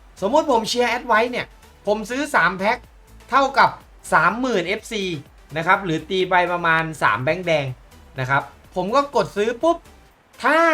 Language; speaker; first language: Thai; native; Thai